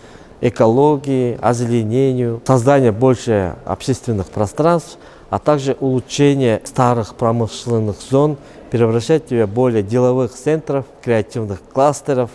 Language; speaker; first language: Russian; non-native, local second language; Kyrgyz